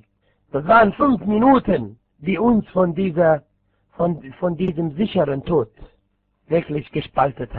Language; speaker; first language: German; non-native, fluent; Arabic